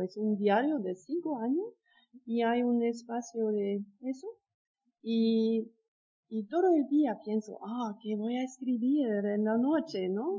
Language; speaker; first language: Spanish; non-native, learner; German